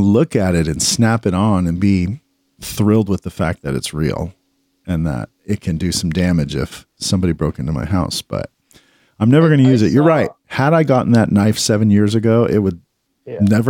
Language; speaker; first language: English; native; English